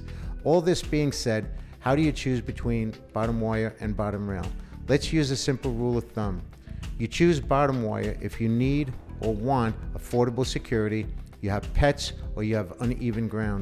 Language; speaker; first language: English; native; English